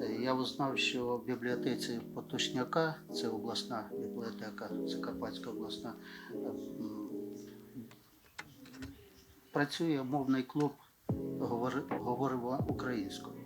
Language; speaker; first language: Ukrainian; non-native, local second language; Russian